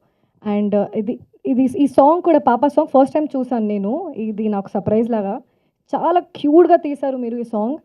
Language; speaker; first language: Telugu; non-native, fluent; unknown